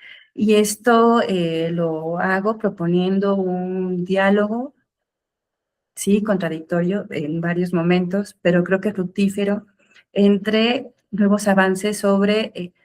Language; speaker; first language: Spanish; native; Spanish